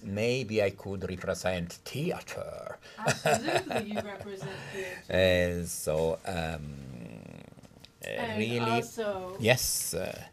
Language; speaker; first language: English; non-native, fluent; Italian